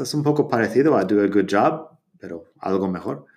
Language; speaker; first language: Spanish; non-native, fluent; English